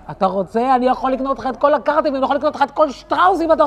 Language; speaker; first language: Hebrew; native; Hebrew